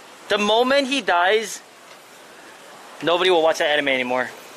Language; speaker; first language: English; early bilingual, other home language; Chinese